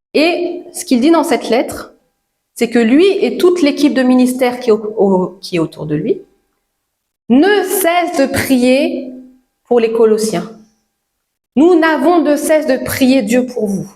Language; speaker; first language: French; native; French